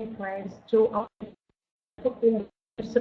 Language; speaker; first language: English; non-native, learner; Vietnamese